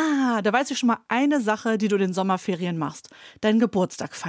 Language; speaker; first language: German; native; German